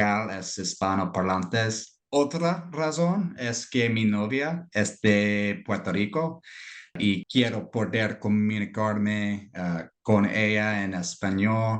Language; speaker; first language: Spanish; non-native, learner; English